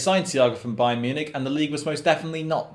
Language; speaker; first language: English; native; English